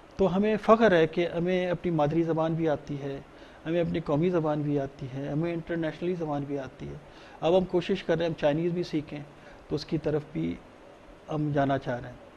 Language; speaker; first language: Urdu; non-native, local second language; Baluchi